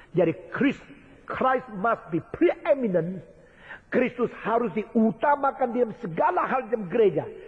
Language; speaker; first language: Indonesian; early bilingual, other home language; Chinese